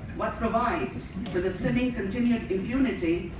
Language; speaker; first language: English; non-native, local second language; Filipino